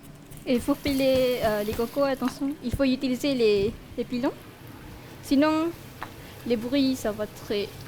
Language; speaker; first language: French; non-native, learner; Malay